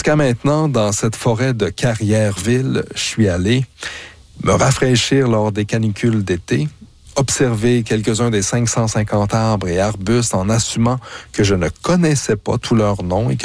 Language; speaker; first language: French; native; French